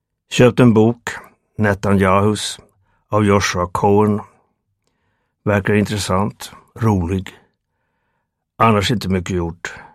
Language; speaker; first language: Swedish; native; Swedish